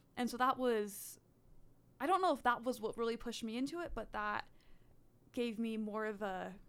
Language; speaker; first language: English; early bilingual, other home language; Dutch